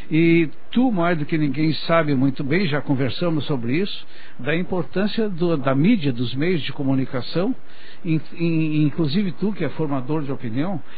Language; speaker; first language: Portuguese; native; Portuguese